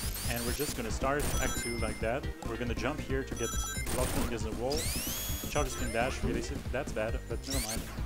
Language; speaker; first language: English; non-native, fluent; French